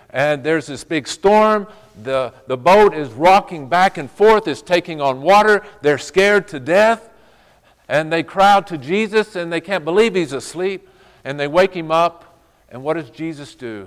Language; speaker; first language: English; native; English